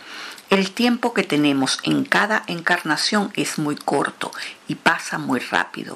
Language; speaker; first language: Spanish; native; Spanish